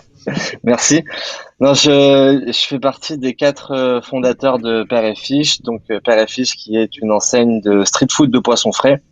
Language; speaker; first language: French; native; French